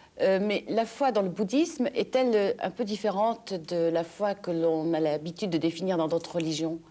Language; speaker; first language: French; native; French